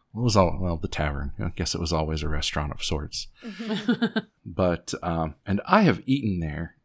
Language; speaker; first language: English; native; English